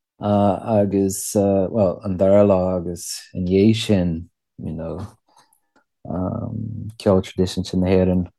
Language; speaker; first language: Irish; non-native, learner; English